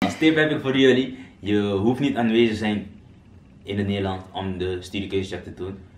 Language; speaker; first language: Dutch; non-native, local second language; Papiamento